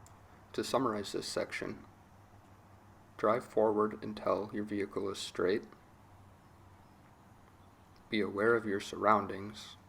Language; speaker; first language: English; native; English